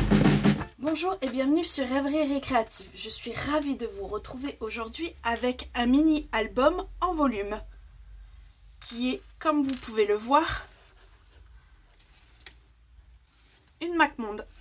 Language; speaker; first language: French; native; French